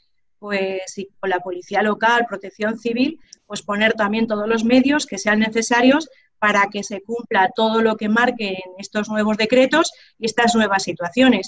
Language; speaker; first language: Spanish; native; Spanish